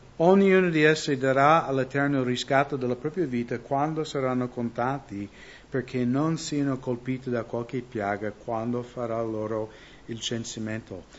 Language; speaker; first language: Italian; non-native, fluent; English